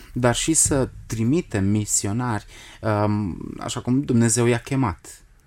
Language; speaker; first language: Romanian; native; Romanian